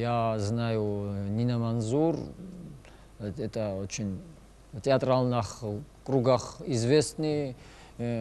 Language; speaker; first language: Ukrainian; non-native, learner; Georgian